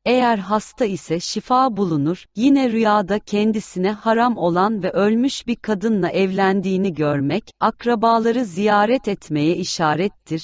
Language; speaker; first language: Turkish; native; Turkish